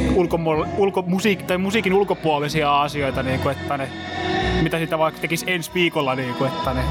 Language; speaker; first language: Finnish; native; Finnish